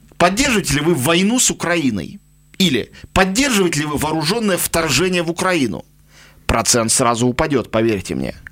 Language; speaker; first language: Russian; native; Russian